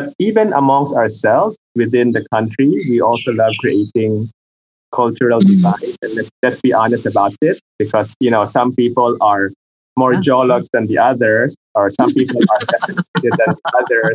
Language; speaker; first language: English; non-native, local second language; Filipino